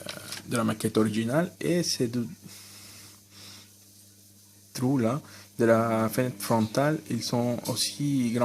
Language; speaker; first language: French; non-native, fluent; Spanish